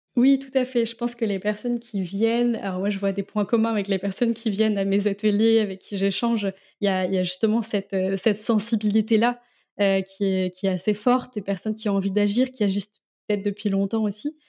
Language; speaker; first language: French; native; French